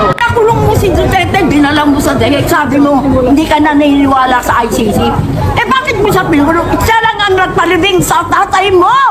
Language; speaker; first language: Filipino; non-native, local second language; Iloko